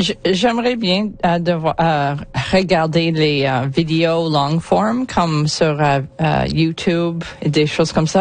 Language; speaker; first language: French; non-native, learner; English